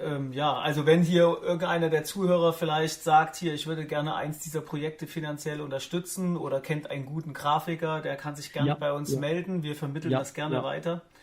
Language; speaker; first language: German; native; German